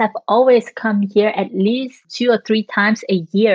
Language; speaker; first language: English; non-native, fluent; French